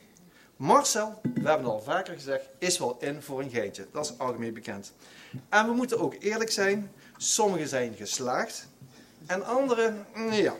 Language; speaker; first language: Dutch; native; Dutch